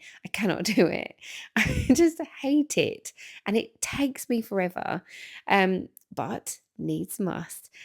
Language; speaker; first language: English; native; English